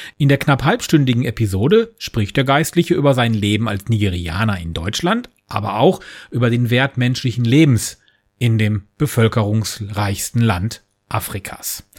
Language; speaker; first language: German; native; German